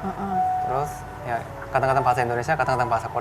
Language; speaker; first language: Indonesian; non-native, learner; Korean